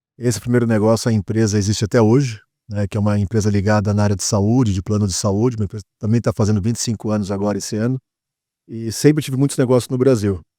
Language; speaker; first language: Portuguese; native; Portuguese